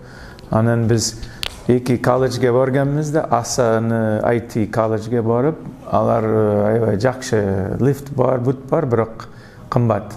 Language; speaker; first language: Kyrgyz; non-native, learner; English